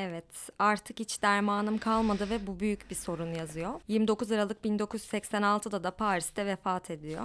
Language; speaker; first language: Turkish; native; Turkish